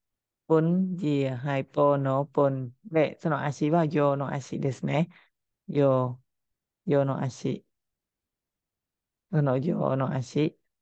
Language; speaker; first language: Japanese; non-native, fluent; Khmer